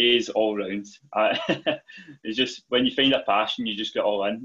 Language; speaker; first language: English; native; English